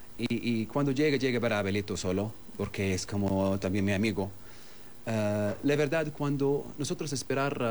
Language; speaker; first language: Spanish; non-native, learner; Arabic